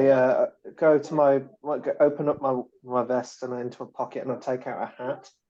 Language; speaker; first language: English; native; English